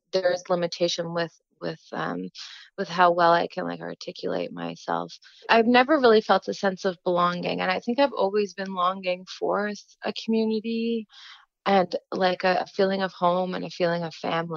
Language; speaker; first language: English; native; English